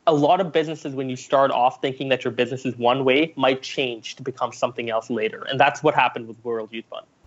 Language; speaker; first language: English; early bilingual, other home language; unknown